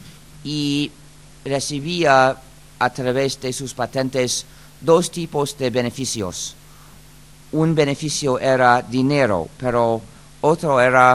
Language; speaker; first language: Spanish; non-native, fluent; English